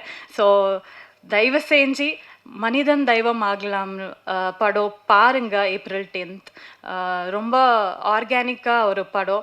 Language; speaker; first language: Tamil; non-native, learner; Kannada